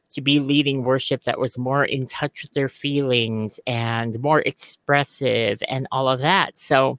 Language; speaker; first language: English; native; English